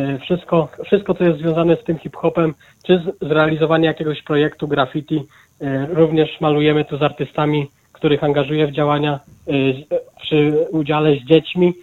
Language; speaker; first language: Polish; native; Polish